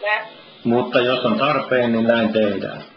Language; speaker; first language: Finnish; native; Finnish